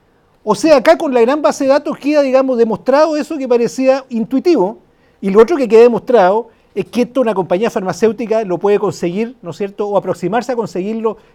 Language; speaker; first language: Spanish; native; Spanish